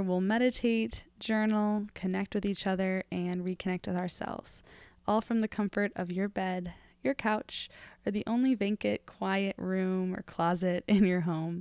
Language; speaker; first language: English; native; English